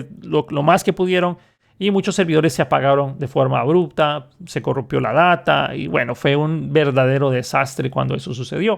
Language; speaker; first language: Spanish; native; Spanish